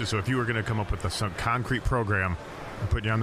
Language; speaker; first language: English; native; English